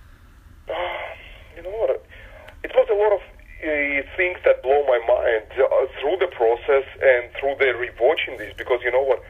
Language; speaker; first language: English; non-native, fluent; Russian